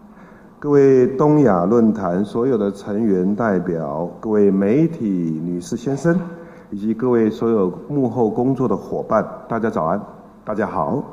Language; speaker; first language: Chinese; native; Chinese